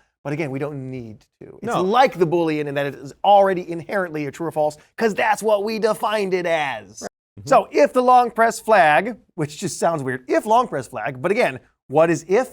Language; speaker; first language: English; native; English